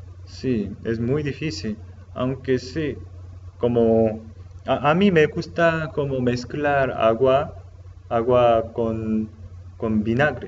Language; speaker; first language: Spanish; non-native, learner; Korean